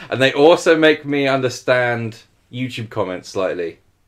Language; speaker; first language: English; native; English